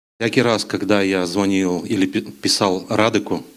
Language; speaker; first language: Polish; non-native, learner; Russian